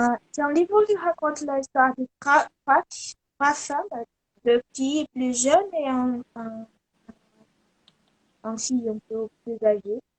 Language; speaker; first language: French; non-native, learner; Portuguese